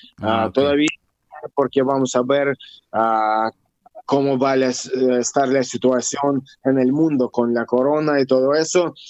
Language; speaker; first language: Spanish; non-native, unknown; Russian